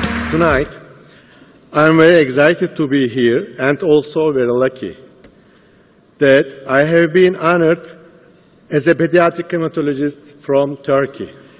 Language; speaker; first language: English; non-native, fluent; Turkish